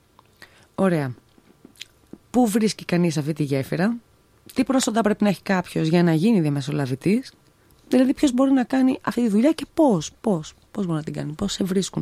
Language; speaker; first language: Greek; native; Greek